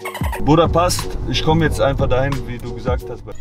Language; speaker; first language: German; native; German